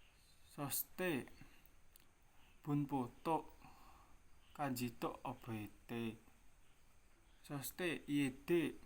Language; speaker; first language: Japanese; non-native, learner; Indonesian